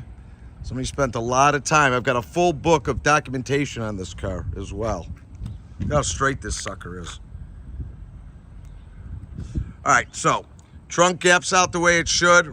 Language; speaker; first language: English; native; English